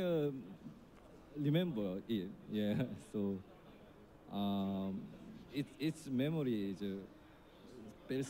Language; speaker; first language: English; non-native, learner; Korean